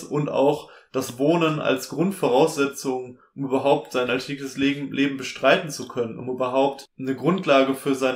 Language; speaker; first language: German; native; German